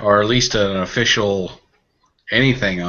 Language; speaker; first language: English; native; English